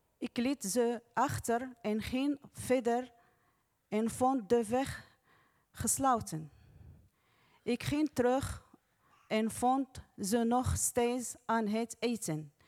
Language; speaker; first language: Dutch; non-native, learner; Arabic